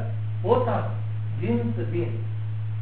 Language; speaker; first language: Russian; non-native, learner; Tibetan